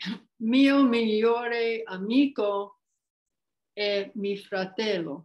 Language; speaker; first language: Italian; non-native, learner; English